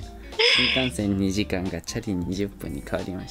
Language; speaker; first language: Japanese; native; Japanese